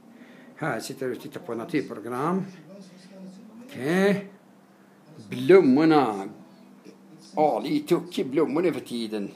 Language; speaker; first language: Swedish; non-native, fluent; Arabic